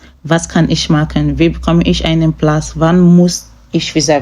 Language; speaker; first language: German; non-native, fluent; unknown